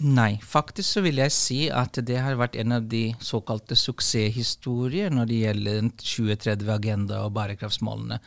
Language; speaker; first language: Norwegian; non-native, fluent; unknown